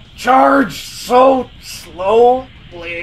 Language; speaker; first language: English; native; English